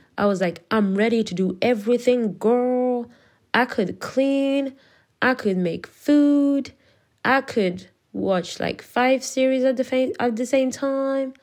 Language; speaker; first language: English; non-native, fluent; French